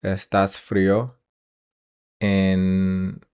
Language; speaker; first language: Spanish; non-native, learner; English